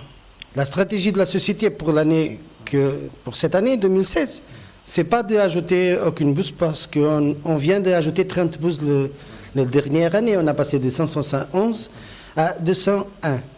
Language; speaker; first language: French; non-native, fluent; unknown